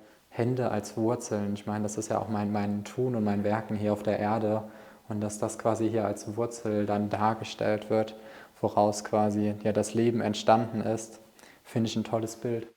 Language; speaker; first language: German; native; German